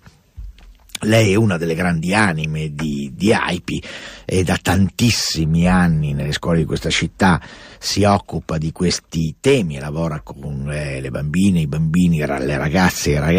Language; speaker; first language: Italian; native; Italian